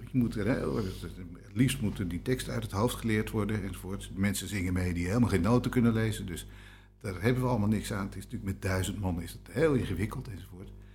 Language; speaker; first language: Dutch; native; Dutch